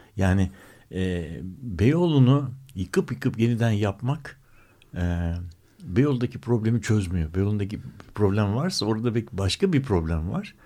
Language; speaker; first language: Turkish; native; Turkish